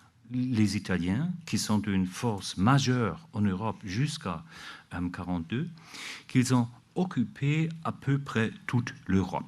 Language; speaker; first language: French; non-native, learner; German